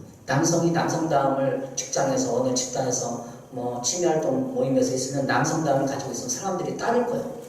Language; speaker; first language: Korean; native; Korean